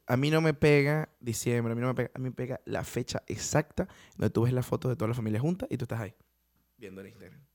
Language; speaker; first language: Spanish; native; Spanish